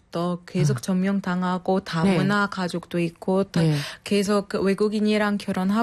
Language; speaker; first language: Korean; non-native, fluent; Arabic